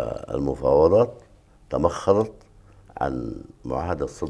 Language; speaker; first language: Arabic; native; Arabic